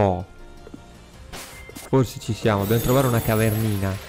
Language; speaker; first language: Italian; native; Italian